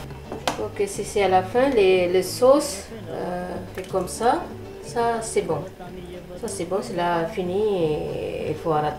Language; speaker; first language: French; non-native, learner; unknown